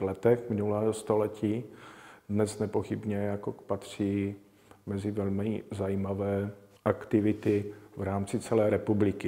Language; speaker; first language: Czech; native; Czech